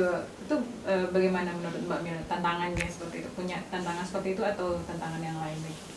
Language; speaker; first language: Indonesian; native; Indonesian